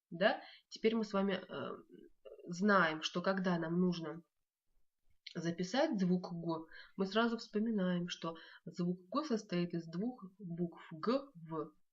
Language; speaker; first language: Russian; non-native, local second language; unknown